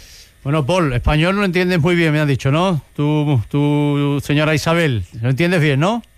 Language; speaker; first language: Spanish; native; Spanish